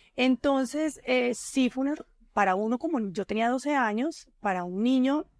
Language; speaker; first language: Spanish; native; Spanish